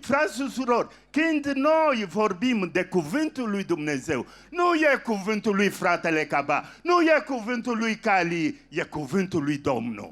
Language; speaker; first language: Romanian; non-native, fluent; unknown